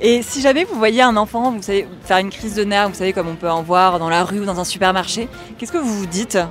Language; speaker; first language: French; native; French